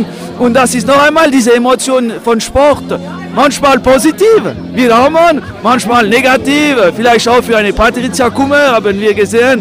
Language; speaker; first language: German; non-native, local second language; French